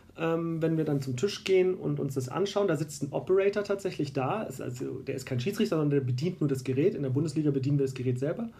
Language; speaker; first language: German; native; German